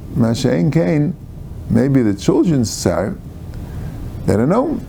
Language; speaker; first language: English; native; English